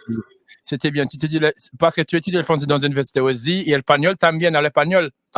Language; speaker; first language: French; non-native, learner; English